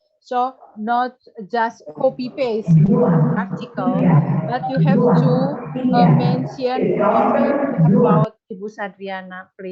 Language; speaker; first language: English; non-native, fluent; Indonesian